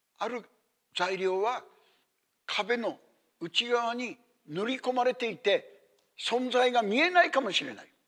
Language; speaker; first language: Japanese; native; Japanese